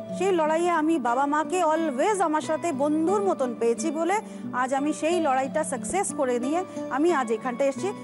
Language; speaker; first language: Bangla; native; Bangla